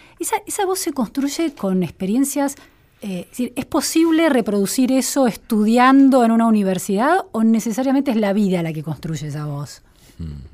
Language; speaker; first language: Spanish; native; Spanish